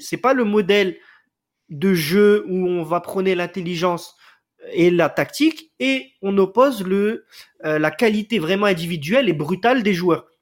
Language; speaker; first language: French; native; French